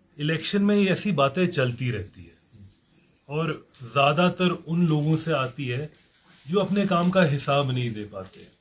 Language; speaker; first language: Hindi; non-native, local second language; Kashmiri